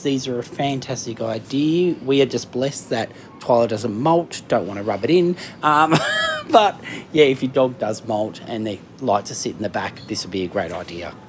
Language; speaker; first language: English; native; English